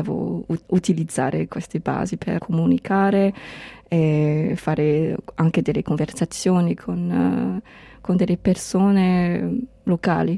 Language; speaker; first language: Italian; non-native, fluent; English